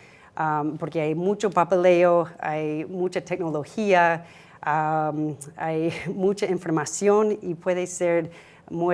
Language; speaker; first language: Spanish; non-native, fluent; English